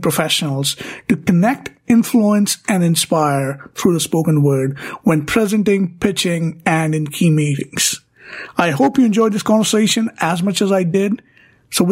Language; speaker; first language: English; non-native, local second language; Hindi